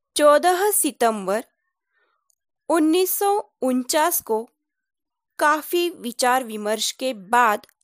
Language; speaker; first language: Hindi; non-native, local second language; Marathi